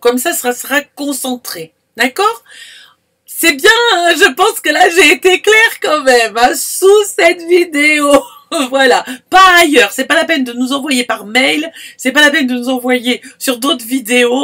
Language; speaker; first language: French; native; French